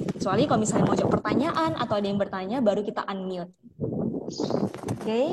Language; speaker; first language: Indonesian; native; Indonesian